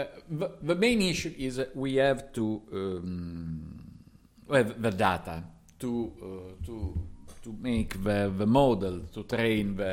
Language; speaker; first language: English; non-native, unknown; Italian